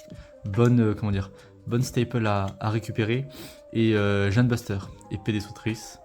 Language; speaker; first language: French; native; French